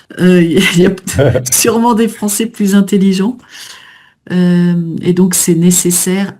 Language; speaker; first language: French; native; French